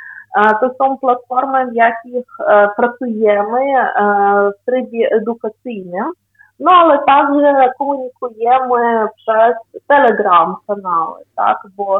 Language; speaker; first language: Polish; non-native, fluent; Ukrainian